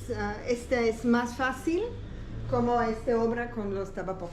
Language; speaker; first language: Spanish; non-native, learner; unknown